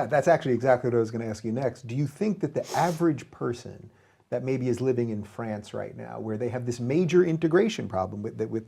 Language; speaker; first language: English; native; English